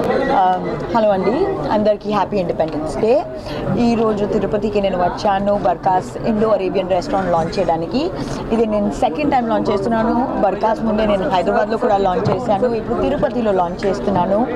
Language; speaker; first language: Telugu; non-native, local second language; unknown